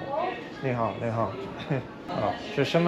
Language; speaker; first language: Chinese; non-native, fluent; English